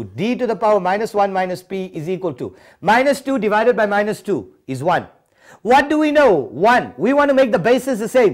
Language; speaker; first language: English; native; English